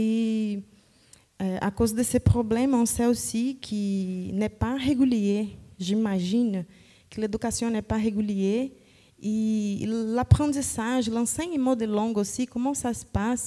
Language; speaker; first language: French; non-native, fluent; Portuguese